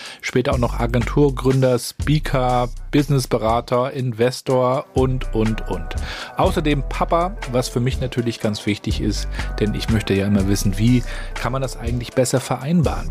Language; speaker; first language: German; native; German